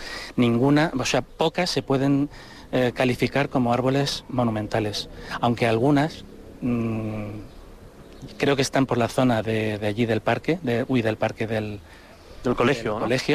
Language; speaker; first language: Spanish; native; Spanish